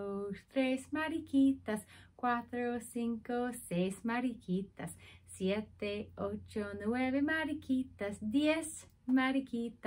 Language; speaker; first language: Spanish; non-native, fluent; English